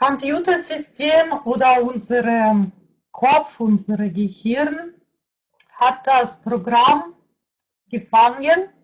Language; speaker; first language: German; non-native, fluent; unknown